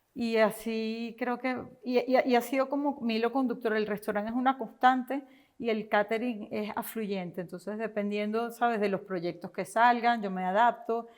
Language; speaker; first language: Spanish; native; Spanish